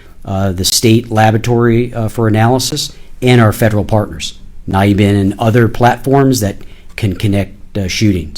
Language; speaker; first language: English; native; English